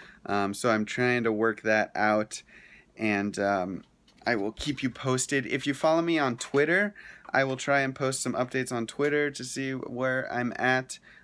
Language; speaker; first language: English; native; English